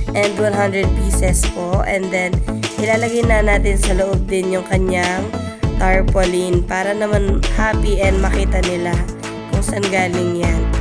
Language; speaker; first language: Filipino; native; Filipino